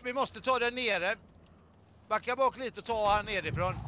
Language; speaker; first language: Swedish; native; Swedish